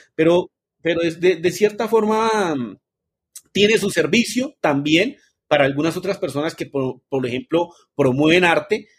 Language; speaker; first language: Spanish; native; Spanish